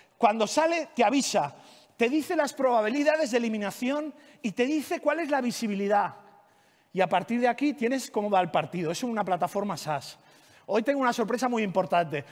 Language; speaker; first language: Spanish; non-native, local second language; Catalan